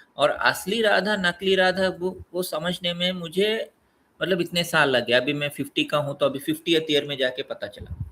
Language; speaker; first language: Hindi; non-native, local second language; Telugu